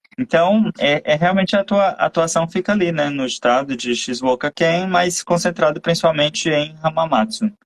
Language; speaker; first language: Portuguese; native; Portuguese